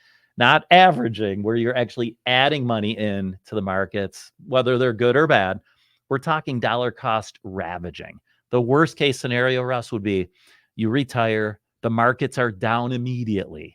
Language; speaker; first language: English; native; English